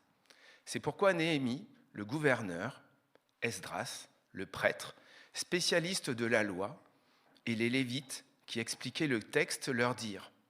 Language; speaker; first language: French; native; French